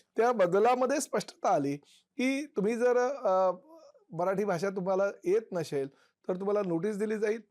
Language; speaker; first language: Marathi; native; Marathi